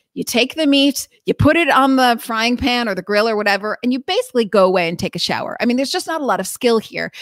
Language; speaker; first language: English; native; English